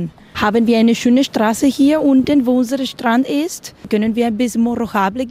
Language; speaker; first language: German; non-native, fluent; Spanish